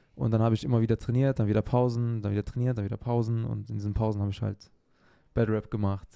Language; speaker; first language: German; native; German